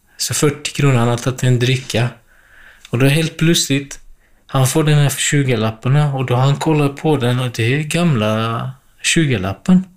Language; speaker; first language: Swedish; non-native, fluent; Central Kurdish